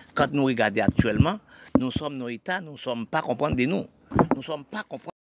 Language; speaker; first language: French; non-native, local second language; Haitian Creole